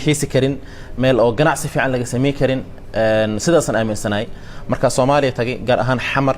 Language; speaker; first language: Somali; early bilingual, heritage; Somali